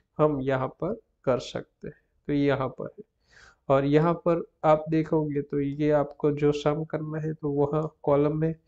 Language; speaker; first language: Hindi; non-native, local second language; Gujarati